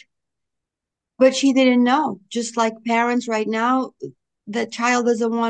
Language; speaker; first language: English; non-native, fluent; Portuguese